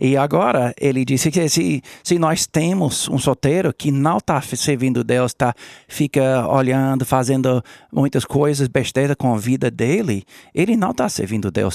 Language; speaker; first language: Portuguese; non-native, learner; English